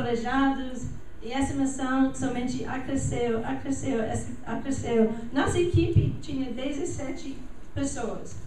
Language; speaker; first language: Portuguese; non-native, learner; English